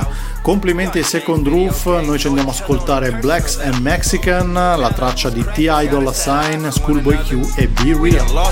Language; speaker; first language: Italian; native; Italian